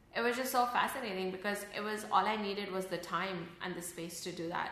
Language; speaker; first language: English; early bilingual, other home language; Urdu